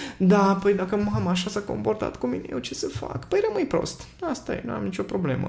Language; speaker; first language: Romanian; non-native, local second language; Hungarian